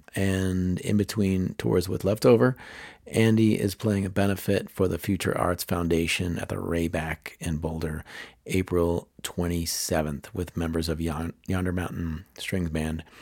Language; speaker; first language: English; native; English